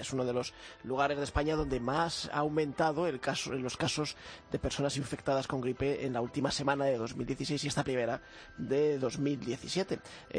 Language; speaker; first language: Spanish; native; Spanish